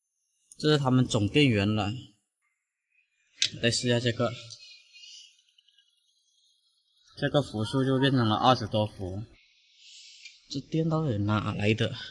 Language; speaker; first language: Chinese; native; Chinese